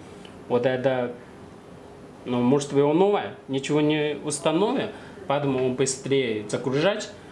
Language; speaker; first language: Russian; non-native, learner; Chinese